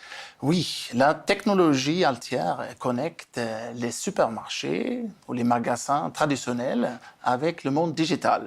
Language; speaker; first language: French; non-native, fluent; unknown